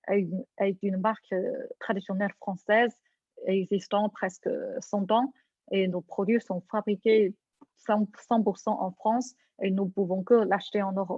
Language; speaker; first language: French; non-native, fluent; Chinese